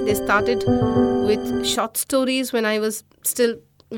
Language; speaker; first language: English; non-native, local second language; Bangla